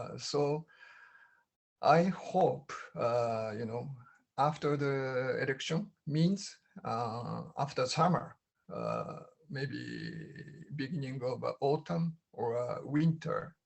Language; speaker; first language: English; non-native, learner; Japanese